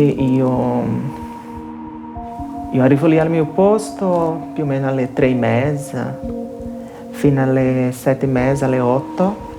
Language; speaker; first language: Italian; non-native, fluent; Portuguese